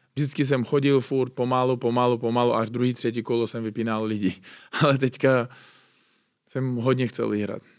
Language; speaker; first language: Czech; non-native, fluent; Uzbek